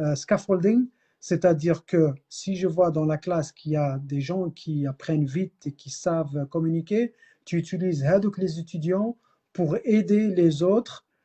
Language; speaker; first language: French; non-native, local second language; Arabic